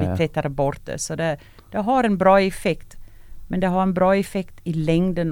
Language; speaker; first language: Swedish; non-native, fluent; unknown